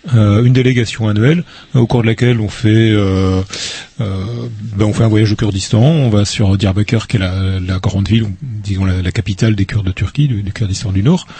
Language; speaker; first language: French; native; French